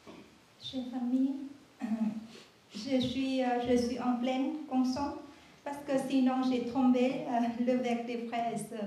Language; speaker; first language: French; non-native, learner; Vietnamese